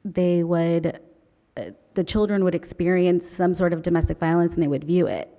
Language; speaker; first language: English; native; English